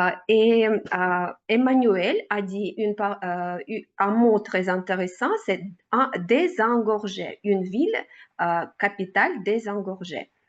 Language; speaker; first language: French; non-native, learner; Russian